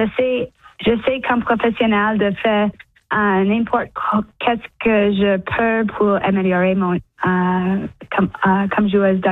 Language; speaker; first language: French; early bilingual, heritage; English